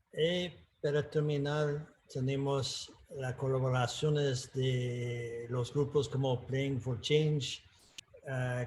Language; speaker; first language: Spanish; non-native, fluent; English